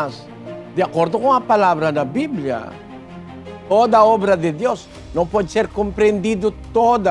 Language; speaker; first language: Portuguese; non-native, learner; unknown